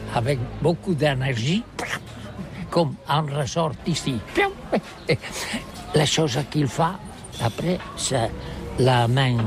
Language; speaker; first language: French; non-native, learner; Catalan